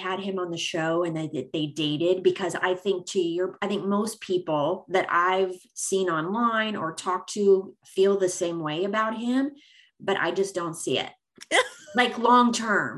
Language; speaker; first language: English; native; English